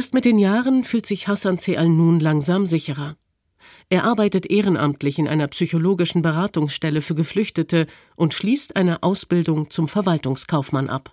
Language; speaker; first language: German; native; German